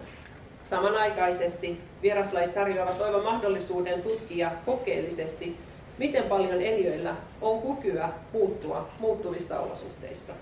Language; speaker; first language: Finnish; native; Finnish